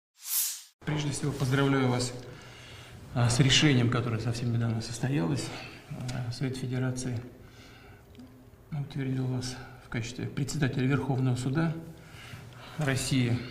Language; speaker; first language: Russian; native; Russian